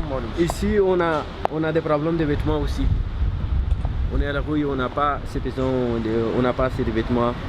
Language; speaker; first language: French; non-native, learner; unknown